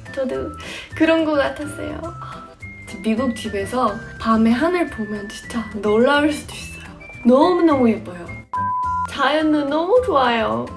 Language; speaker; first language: Korean; non-native, fluent; English